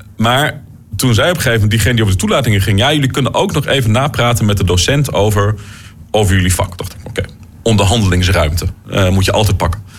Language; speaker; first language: Dutch; native; Dutch